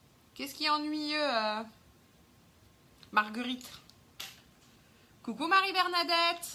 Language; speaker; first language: French; native; French